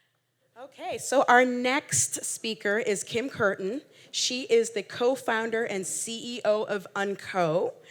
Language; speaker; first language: English; native; English